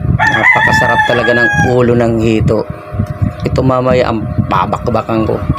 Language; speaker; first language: Filipino; non-native, local second language; Bikol